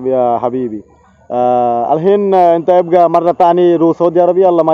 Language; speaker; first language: Arabic; non-native, learner; Bangla